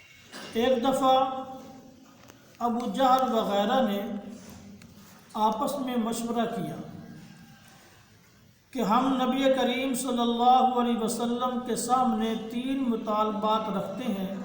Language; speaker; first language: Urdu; non-native, local second language; Punjabi